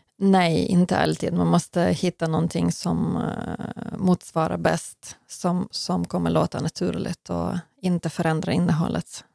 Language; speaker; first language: Swedish; non-native, fluent; Ukrainian